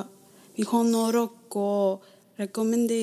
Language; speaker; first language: Japanese; non-native, learner; English